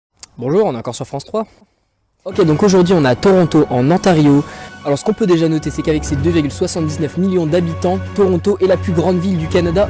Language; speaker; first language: French; native; French